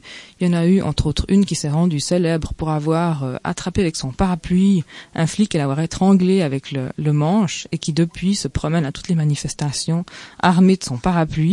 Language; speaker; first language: French; native; French